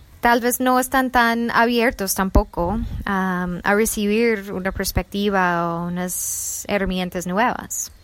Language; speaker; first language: Spanish; non-native, fluent; English